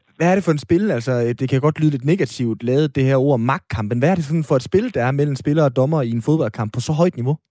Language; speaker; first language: Danish; native; Danish